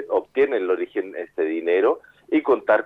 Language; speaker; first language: Spanish; native; Spanish